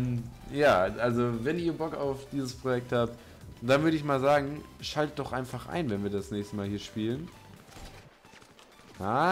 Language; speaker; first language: German; native; German